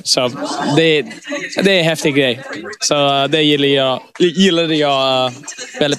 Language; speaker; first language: Swedish; early bilingual, heritage; English